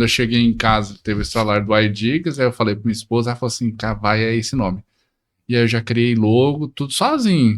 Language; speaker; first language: Portuguese; native; Portuguese